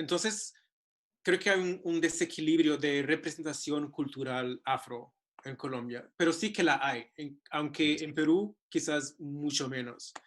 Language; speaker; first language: Spanish; non-native, fluent; English